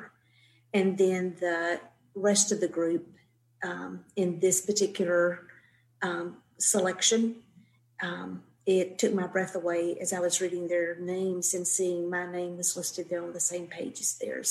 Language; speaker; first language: English; native; English